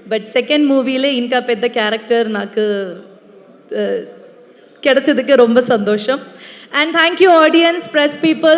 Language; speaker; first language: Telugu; non-native, learner; Malayalam